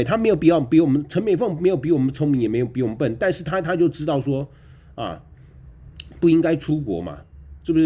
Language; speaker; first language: Chinese; native; Chinese